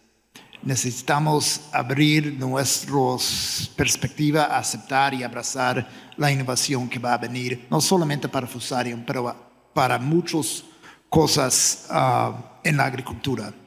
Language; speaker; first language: Spanish; non-native, fluent; English